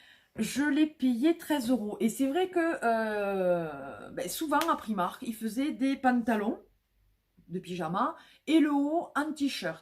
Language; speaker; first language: French; native; French